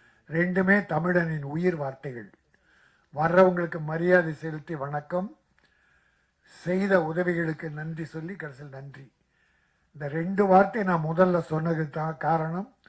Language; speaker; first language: Tamil; native; Tamil